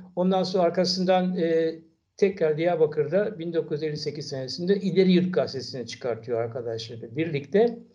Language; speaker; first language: Turkish; native; Turkish